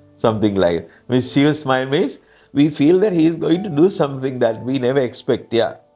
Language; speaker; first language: English; non-native, local second language; Sinhala